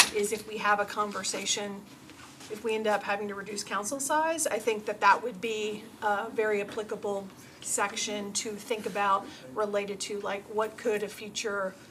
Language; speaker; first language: English; native; English